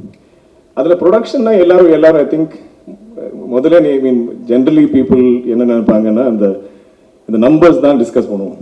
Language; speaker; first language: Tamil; non-native, local second language; Malayalam